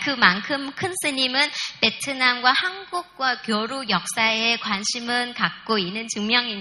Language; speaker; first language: Korean; non-native, fluent; Vietnamese